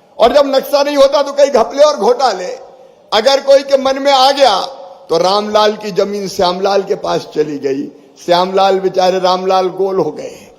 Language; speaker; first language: Hindi; native; Hindi